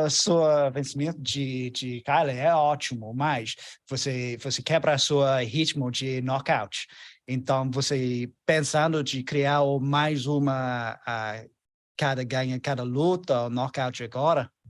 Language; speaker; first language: Portuguese; non-native, learner; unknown